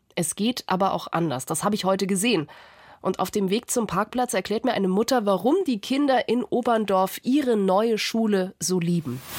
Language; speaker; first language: German; native; German